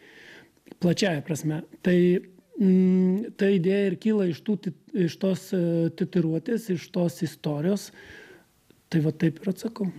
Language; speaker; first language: Lithuanian; native; Lithuanian